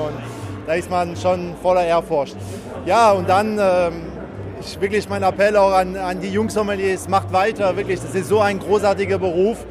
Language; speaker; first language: German; native; German